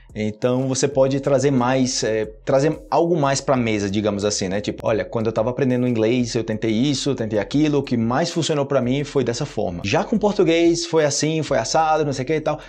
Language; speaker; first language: Portuguese; native; Portuguese